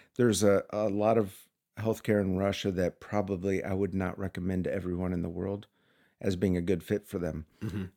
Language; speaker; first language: English; native; English